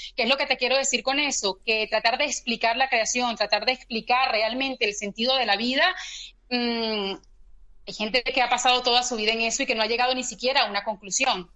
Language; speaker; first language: Spanish; native; Spanish